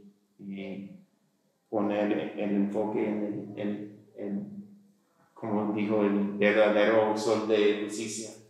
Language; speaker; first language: Spanish; non-native, fluent; English